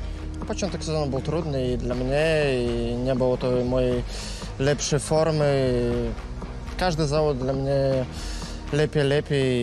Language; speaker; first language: Polish; non-native, learner; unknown